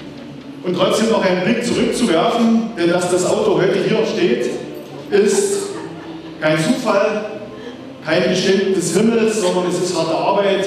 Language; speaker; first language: German; native; German